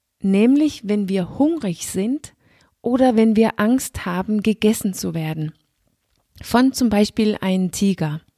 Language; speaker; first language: German; non-native, fluent; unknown